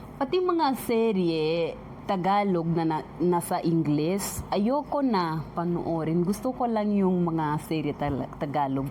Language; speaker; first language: Filipino; non-native, fluent; Swahili